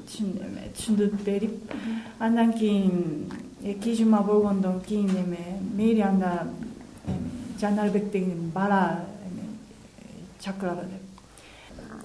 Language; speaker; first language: Kyrgyz; non-native, learner; Japanese